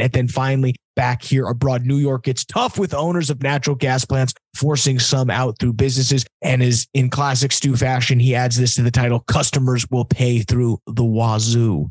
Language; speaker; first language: English; native; English